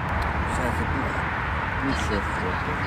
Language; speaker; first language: Chinese; non-native, learner; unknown